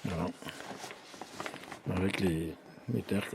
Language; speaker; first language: French; native; French